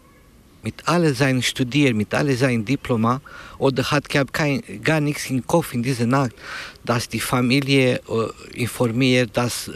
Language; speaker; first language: German; non-native, learner; Romanian